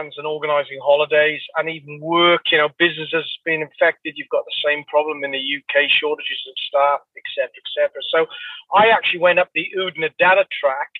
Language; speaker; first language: English; native; English